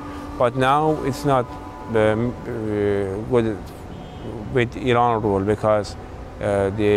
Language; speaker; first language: English; non-native, learner; Persian